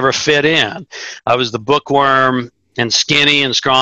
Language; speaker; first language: English; native; English